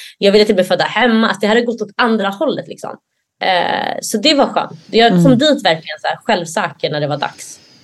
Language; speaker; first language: Swedish; early bilingual, other home language; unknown